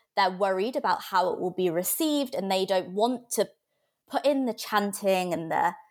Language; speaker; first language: English; native; English